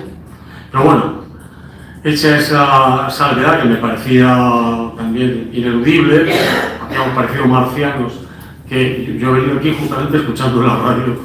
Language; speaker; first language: Spanish; native; Spanish